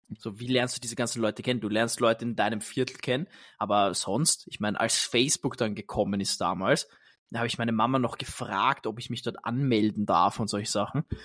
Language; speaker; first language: German; native; German